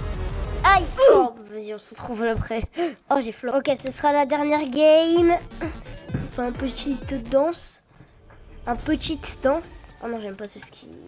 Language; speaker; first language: French; native; French